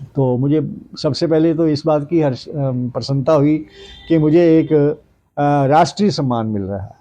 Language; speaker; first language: Hindi; non-native, local second language; Punjabi